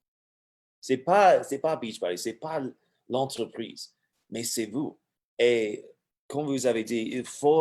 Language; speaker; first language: French; non-native, fluent; English